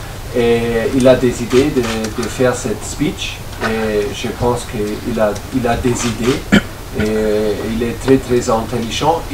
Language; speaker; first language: French; non-native, fluent; German